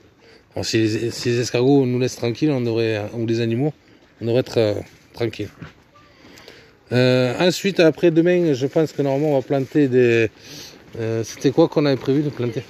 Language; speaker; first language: French; native; French